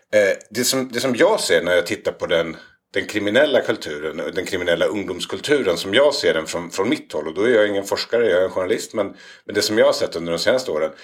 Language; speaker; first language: Swedish; native; Swedish